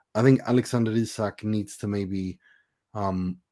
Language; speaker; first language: English; non-native, fluent; Persian